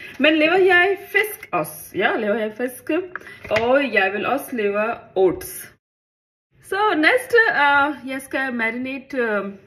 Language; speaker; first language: Danish; non-native, learner; Hindi